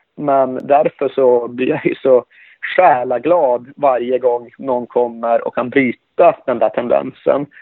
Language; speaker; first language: Swedish; native; Swedish